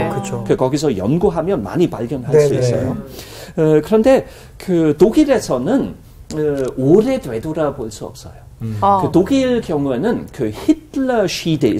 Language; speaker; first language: Korean; non-native, fluent; German